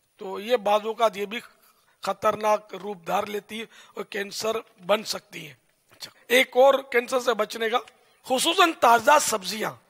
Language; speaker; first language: Urdu; native; Urdu